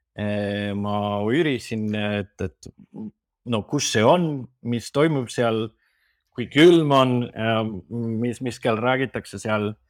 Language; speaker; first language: Estonian; non-native, fluent; Spanish